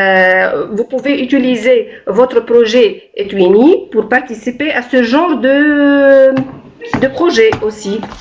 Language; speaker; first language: French; non-native, local second language; Arabic